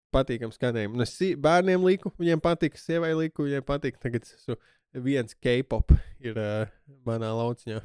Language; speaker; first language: Latvian; native; Latvian